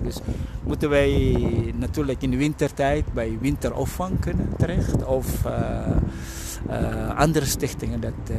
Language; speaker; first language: Dutch; non-native, fluent; Indonesian